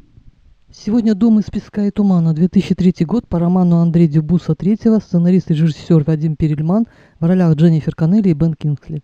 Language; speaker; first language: Russian; native; Russian